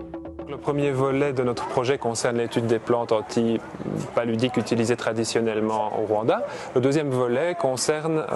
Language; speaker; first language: French; native; French